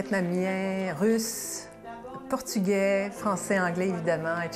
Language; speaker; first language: French; native; French